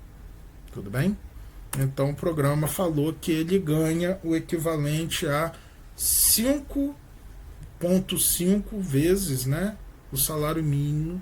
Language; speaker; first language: Portuguese; native; Portuguese